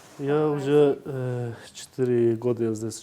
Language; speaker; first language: Russian; non-native, learner; Turkish